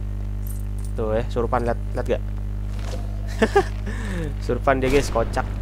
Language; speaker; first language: Indonesian; native; Indonesian